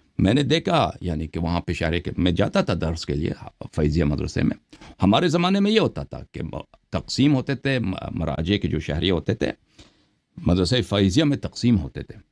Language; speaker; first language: Urdu; early bilingual, heritage; Urdu